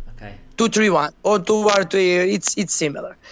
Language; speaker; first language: English; non-native, learner; Croatian